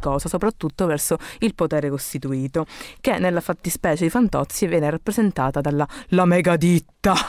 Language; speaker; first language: Italian; native; Italian